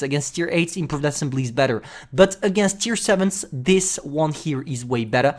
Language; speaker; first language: English; non-native, fluent; French